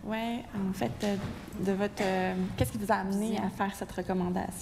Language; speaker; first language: French; native; French